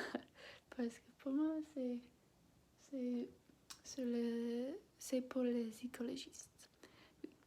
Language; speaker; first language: French; non-native, learner; English